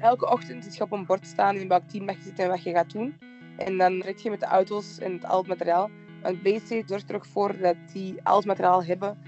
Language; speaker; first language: Dutch; native; Dutch